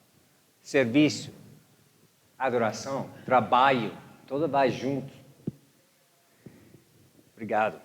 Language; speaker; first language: Portuguese; non-native, fluent; English